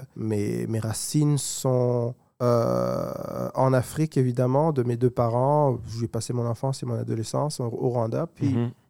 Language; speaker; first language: French; non-native, local second language; Kinyarwanda